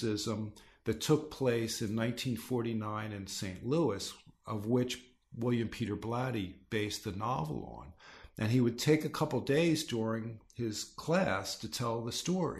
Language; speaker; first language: English; native; English